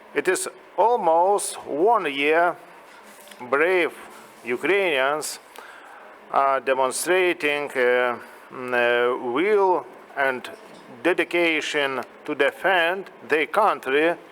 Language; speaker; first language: English; non-native, fluent; Lithuanian